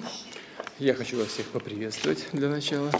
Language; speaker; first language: Russian; native; Russian